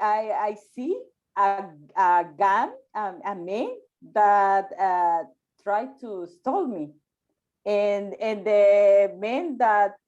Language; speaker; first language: English; non-native, learner; Spanish